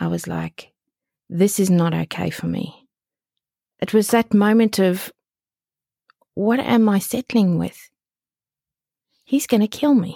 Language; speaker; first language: English; native; English